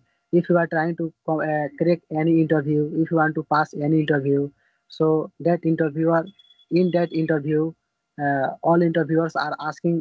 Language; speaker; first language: English; non-native, learner; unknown